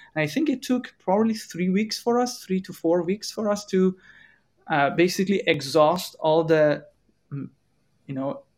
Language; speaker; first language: English; non-native, fluent; Persian